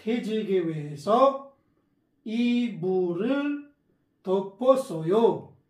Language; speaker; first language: Korean; non-native, fluent; Filipino